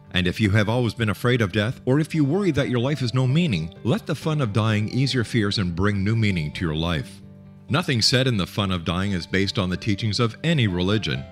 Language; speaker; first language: English; native; English